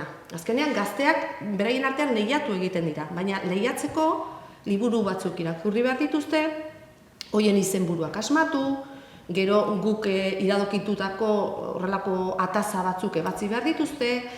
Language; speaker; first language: Basque; native; Basque